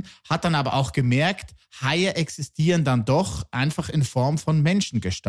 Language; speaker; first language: German; native; German